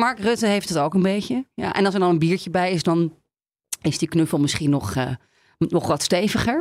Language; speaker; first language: Dutch; native; Dutch